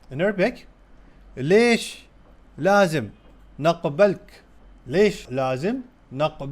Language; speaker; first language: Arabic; non-native, fluent; Urdu